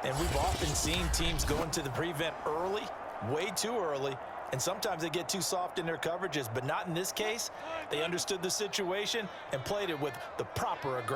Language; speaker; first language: English; native; English